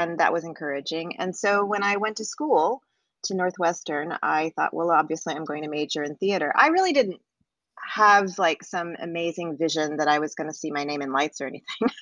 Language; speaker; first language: English; native; English